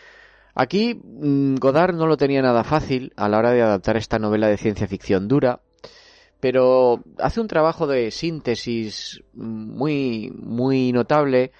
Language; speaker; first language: Spanish; native; Spanish